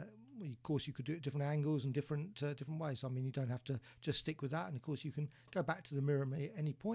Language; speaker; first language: English; native; English